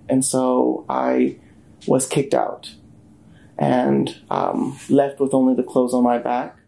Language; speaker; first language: English; native; English